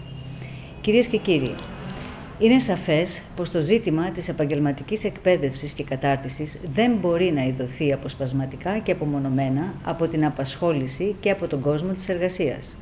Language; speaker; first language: Greek; native; Greek